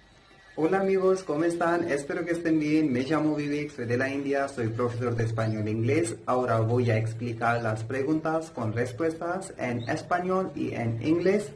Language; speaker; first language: Spanish; non-native, fluent; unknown